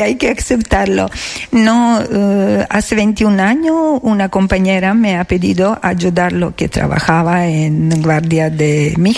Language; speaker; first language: Spanish; non-native, learner; Serbian